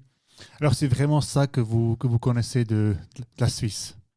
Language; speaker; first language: French; non-native, local second language; German